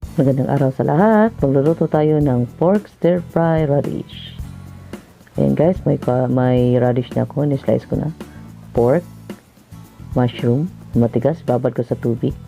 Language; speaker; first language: Filipino; non-native, local second language; Cebuano